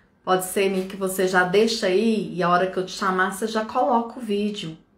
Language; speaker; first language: Portuguese; native; Portuguese